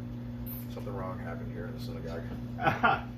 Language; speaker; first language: English; native; English